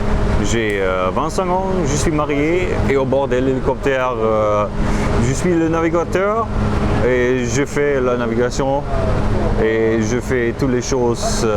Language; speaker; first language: French; non-native, fluent; German